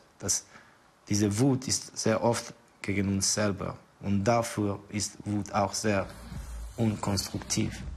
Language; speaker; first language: German; non-native, fluent; Estonian